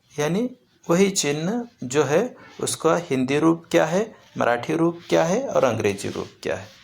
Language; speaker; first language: Hindi; non-native, local second language; Marathi